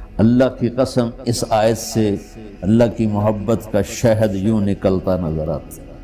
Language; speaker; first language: Urdu; non-native, local second language; Punjabi